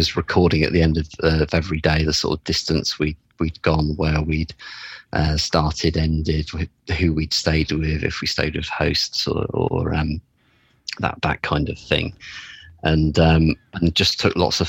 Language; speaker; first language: English; native; English